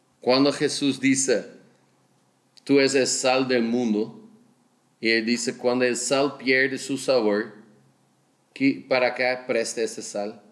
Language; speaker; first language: Spanish; non-native, learner; Dutch